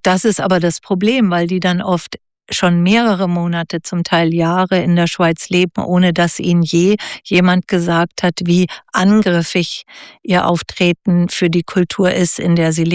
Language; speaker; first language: German; native; German